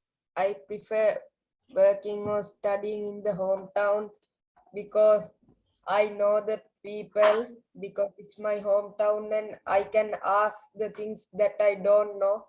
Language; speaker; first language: English; non-native, learner; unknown